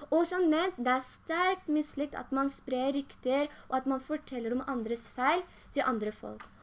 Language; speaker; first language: Norwegian; early bilingual, other home language; Urdu